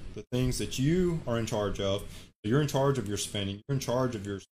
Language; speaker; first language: English; native; English